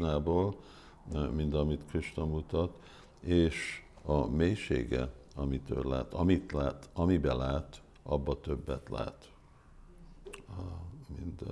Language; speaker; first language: Hungarian; early bilingual, heritage; Hungarian